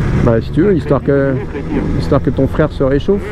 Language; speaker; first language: French; native; French